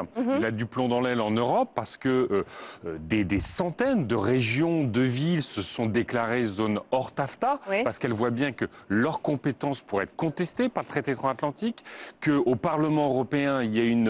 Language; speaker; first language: French; native; French